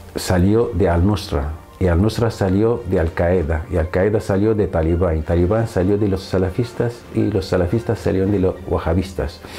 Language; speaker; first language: Spanish; non-native, fluent; Arabic